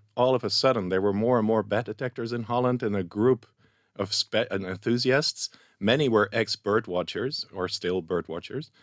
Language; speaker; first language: English; non-native, fluent; Dutch